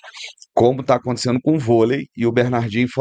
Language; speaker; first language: Portuguese; native; Portuguese